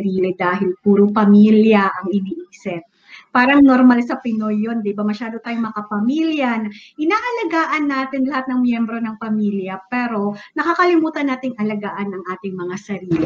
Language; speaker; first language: English; non-native, local second language; Bikol